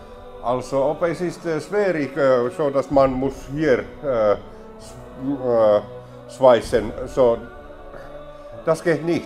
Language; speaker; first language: German; non-native, learner; Finnish